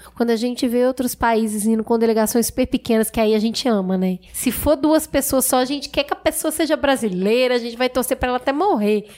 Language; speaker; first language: Portuguese; native; Portuguese